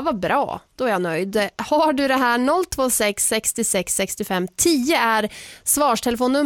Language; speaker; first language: Swedish; native; Swedish